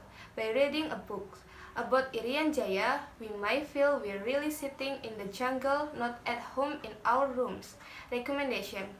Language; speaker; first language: English; non-native, learner; Indonesian